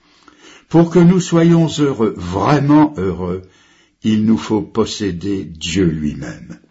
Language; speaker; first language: French; native; French